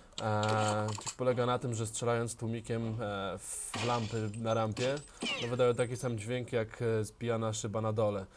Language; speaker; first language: Polish; native; Polish